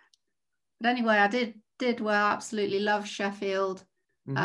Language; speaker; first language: English; native; English